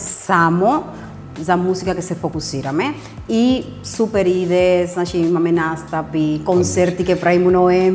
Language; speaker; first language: Macedonian; non-native, fluent; Spanish